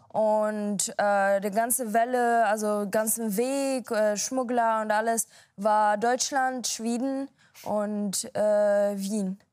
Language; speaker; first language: German; non-native, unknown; Arabic